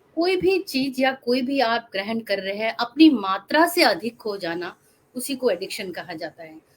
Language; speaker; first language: Hindi; non-native, local second language; Assamese